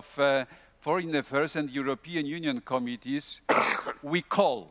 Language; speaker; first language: English; non-native, fluent; Polish